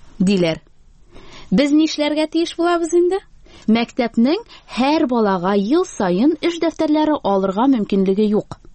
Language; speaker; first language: Tatar; native; Tatar